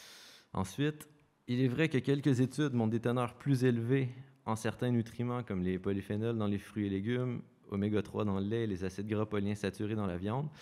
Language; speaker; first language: French; native; French